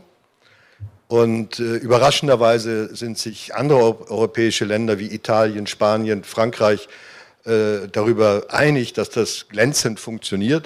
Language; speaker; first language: German; native; German